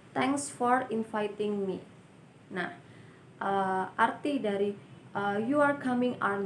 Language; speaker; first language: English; non-native, learner; Indonesian